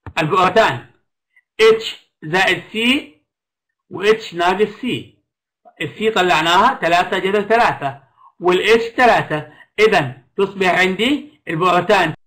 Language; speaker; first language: Arabic; native; Arabic